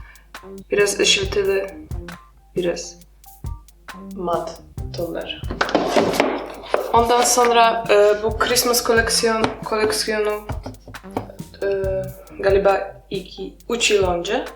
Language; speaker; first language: Turkish; non-native, learner; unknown